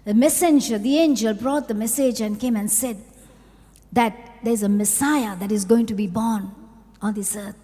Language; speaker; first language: English; non-native, local second language; Sinhala